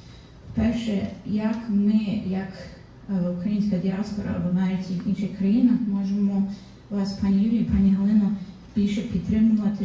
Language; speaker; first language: Ukrainian; early bilingual, heritage; Ukrainian